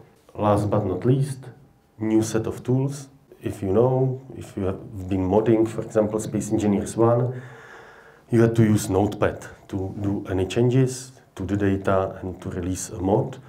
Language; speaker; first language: English; non-native, fluent; Czech